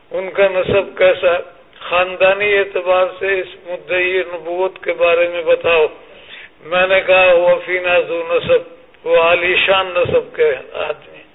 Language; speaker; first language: Urdu; native; Urdu